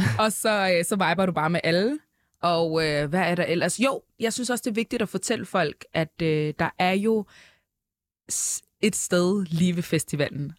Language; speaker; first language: Danish; early bilingual, other home language; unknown